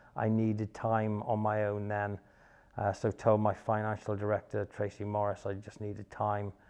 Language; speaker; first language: English; native; English